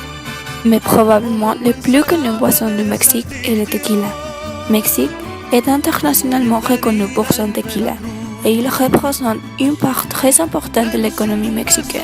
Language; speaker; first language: French; non-native, learner; Spanish